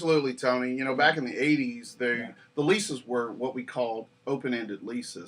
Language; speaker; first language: English; native; English